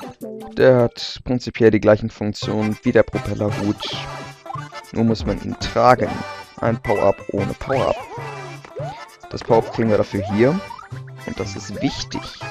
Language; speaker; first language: German; native; German